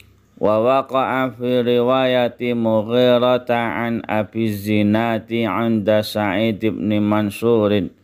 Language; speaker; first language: Arabic; non-native, fluent; Indonesian